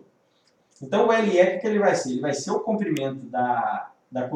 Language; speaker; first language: Portuguese; native; Portuguese